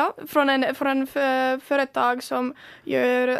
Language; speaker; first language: Swedish; non-native, local second language; Finnish